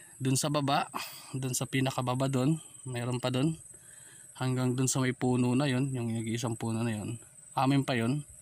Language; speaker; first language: Filipino; non-native, local second language; Waray